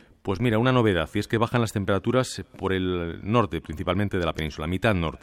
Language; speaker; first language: Spanish; native; Spanish